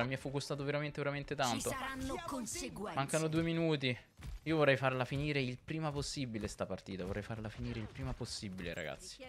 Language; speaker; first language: Italian; native; Italian